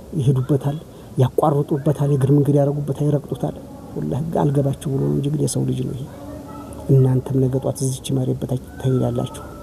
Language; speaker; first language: Amharic; native; Amharic